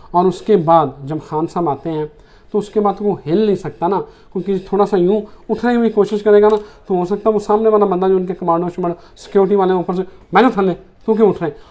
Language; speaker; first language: Urdu; native; Urdu